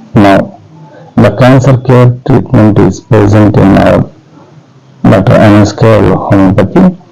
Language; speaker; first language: English; non-native, local second language; Telugu